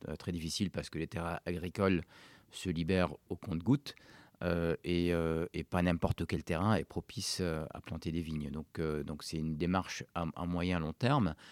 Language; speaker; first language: French; non-native, local second language; Arabic